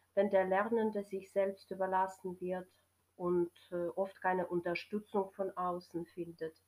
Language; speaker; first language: German; non-native, fluent; Ukrainian